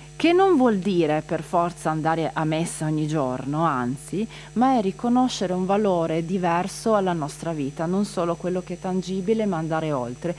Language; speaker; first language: Italian; non-native, local second language; Friulian